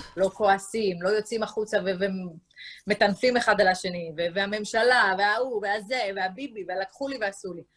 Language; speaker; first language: Hebrew; native; Hebrew